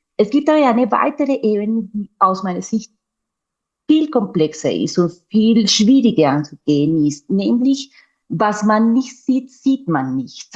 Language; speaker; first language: German; non-native, fluent; Spanish